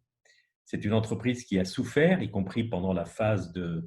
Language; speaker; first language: French; native; French